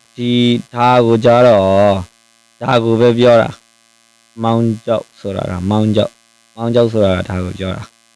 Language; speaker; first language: Burmese; non-native, local second language; Rohingya